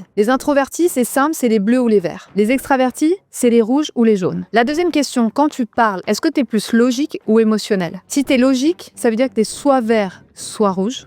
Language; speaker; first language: French; native; French